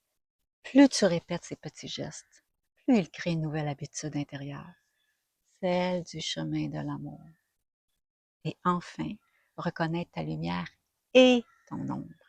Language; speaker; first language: French; native; French